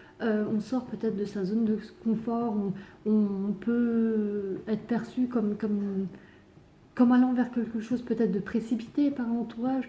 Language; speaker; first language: French; native; French